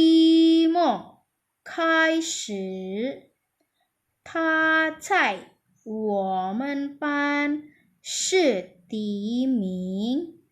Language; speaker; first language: Chinese; non-native, fluent; Indonesian